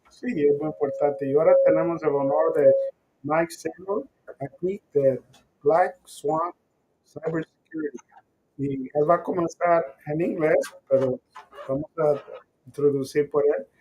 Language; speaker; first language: Spanish; non-native, learner; English